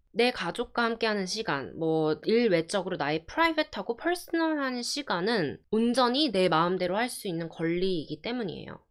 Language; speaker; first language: Korean; early bilingual, heritage; Korean